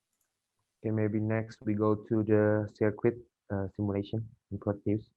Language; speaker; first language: English; non-native, learner; Indonesian